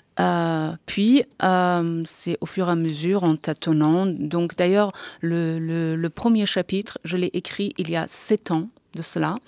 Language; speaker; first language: French; non-native, fluent; Persian